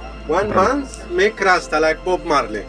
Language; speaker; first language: English; non-native, learner; Arabic